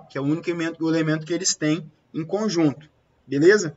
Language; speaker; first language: Portuguese; native; Portuguese